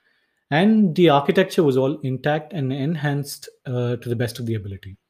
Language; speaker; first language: English; non-native, local second language; Tamil